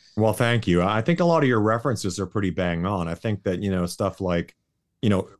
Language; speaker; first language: English; native; English